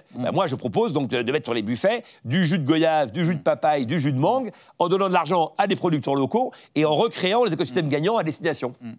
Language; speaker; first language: French; native; French